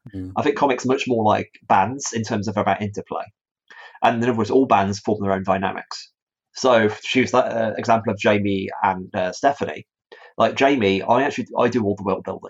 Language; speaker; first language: English; native; English